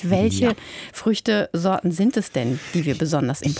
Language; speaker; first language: German; native; German